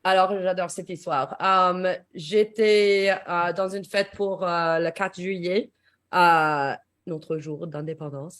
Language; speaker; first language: French; non-native, learner; English